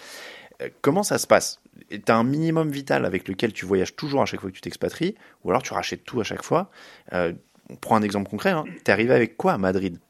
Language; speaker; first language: French; native; French